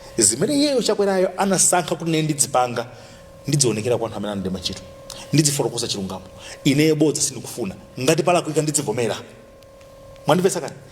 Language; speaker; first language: Nyanja; native; Nyanja